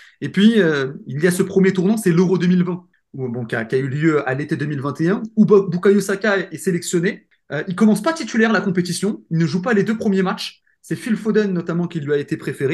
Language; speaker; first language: French; native; French